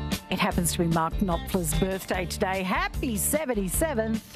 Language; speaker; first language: English; native; English